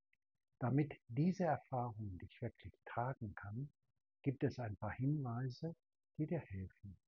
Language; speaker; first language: German; native; German